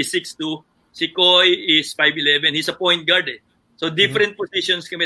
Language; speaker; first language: English; non-native, local second language; Filipino